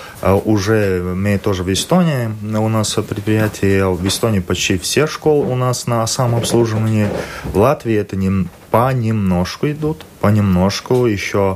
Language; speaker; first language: Russian; non-native, local second language; Latvian